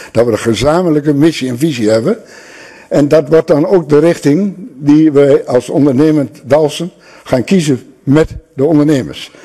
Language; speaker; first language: Dutch; native; Dutch